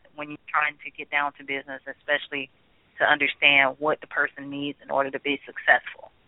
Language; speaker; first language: English; native; English